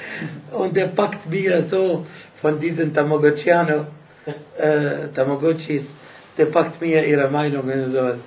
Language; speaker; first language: German; non-native, fluent; Arabic